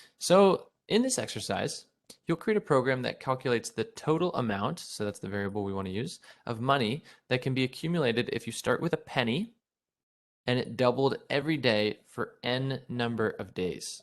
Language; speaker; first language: English; native; English